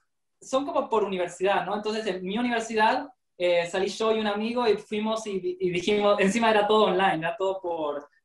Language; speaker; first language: Spanish; native; Spanish